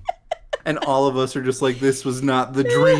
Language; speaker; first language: English; native; English